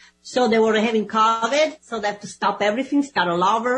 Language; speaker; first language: English; non-native, fluent; Italian